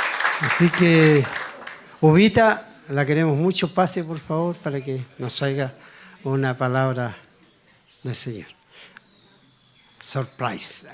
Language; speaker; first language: Spanish; native; Spanish